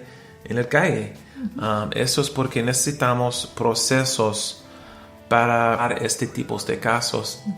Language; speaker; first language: Spanish; non-native, learner; English